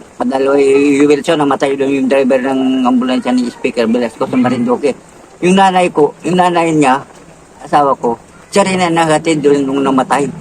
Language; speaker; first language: Filipino; native; Filipino